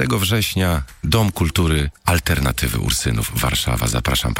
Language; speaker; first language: Polish; native; Polish